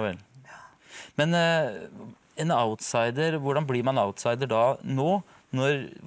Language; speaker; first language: Norwegian; native; Norwegian